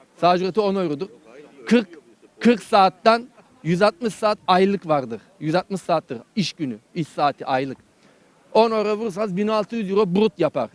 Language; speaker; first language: Turkish; early bilingual, heritage; Turkish